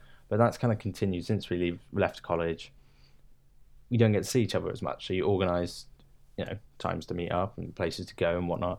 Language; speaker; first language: English; native; English